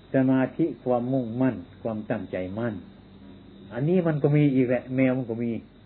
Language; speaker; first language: Thai; non-native, local second language; Lao